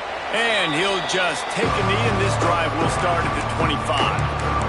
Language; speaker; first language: English; native; English